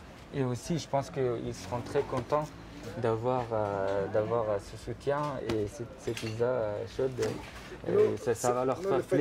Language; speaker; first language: French; non-native, fluent; Persian